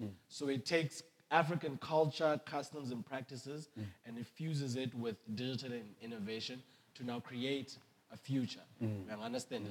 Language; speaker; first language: English; non-native, local second language; Southern Sotho